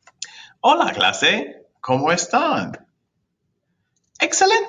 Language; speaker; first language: Spanish; non-native, fluent; English